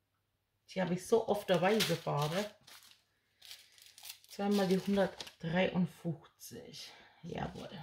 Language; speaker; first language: German; native; German